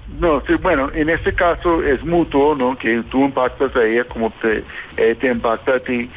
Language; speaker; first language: Spanish; non-native, fluent; English